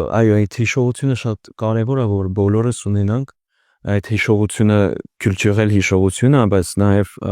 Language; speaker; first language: Armenian; early bilingual, heritage; Armenian